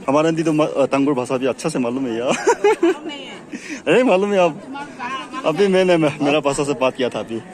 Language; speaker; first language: Hindi; non-native, local second language; Tangkhul Naga (India)